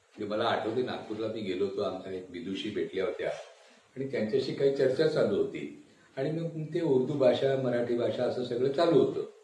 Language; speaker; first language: Marathi; non-native, local second language; Gujarati